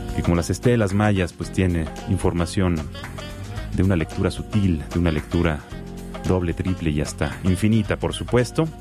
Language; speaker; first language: Spanish; native; Spanish